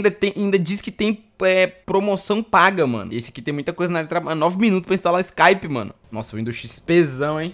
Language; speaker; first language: Portuguese; native; Portuguese